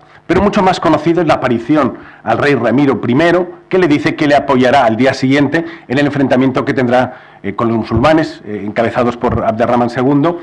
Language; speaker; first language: Spanish; native; Spanish